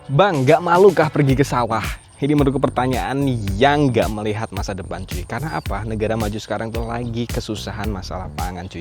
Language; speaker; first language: Indonesian; native; Indonesian